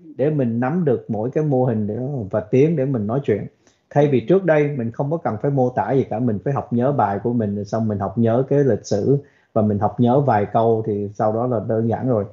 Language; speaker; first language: Vietnamese; early bilingual, other home language; English